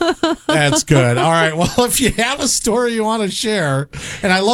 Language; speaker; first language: English; native; English